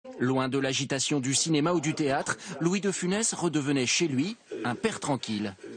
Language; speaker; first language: French; native; French